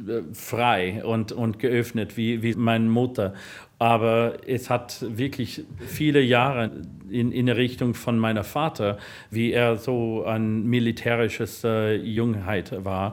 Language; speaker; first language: German; non-native, fluent; English